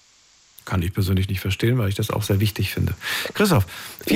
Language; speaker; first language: German; native; German